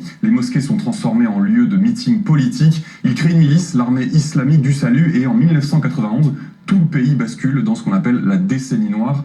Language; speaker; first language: French; native; French